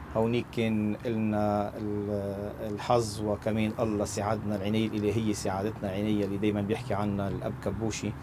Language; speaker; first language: Arabic; native; Arabic